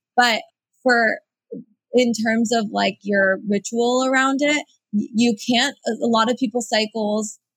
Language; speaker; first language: English; early bilingual, other home language; Persian